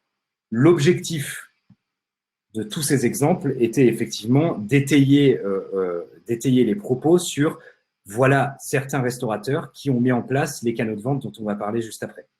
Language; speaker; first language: French; native; French